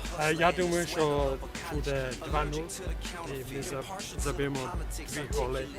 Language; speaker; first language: Ukrainian; early bilingual, heritage; Ukrainian